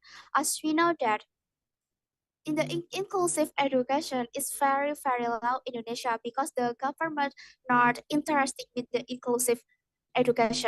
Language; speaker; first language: English; non-native, learner; Indonesian